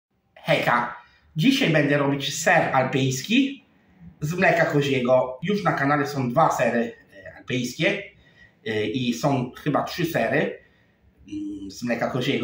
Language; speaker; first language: Polish; non-native, fluent; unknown